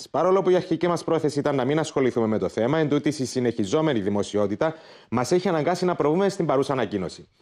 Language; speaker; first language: Greek; native; Greek